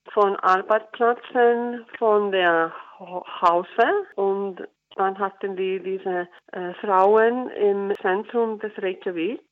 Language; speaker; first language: German; non-native, learner; Icelandic